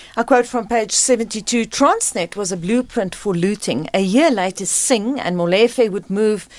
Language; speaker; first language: English; non-native, local second language; Afrikaans